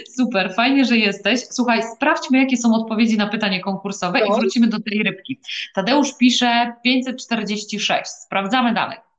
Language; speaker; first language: Polish; native; Polish